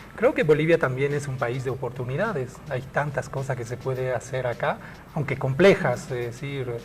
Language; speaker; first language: Spanish; early bilingual, other home language; French